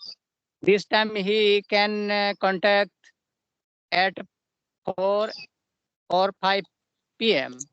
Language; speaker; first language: English; non-native, learner; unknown